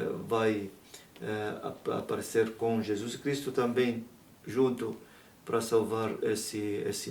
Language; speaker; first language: Portuguese; non-native, learner; Arabic